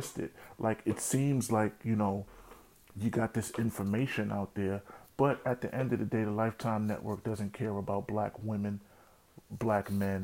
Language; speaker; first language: English; native; English